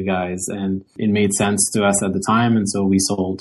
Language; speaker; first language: English; native; English